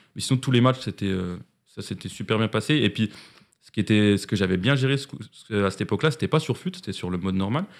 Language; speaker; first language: French; native; French